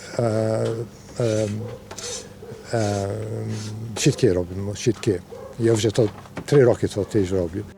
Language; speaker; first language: Ukrainian; early bilingual, heritage; Ukrainian